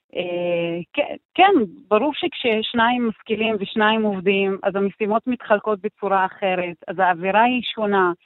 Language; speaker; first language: Hebrew; non-native, local second language; Arabic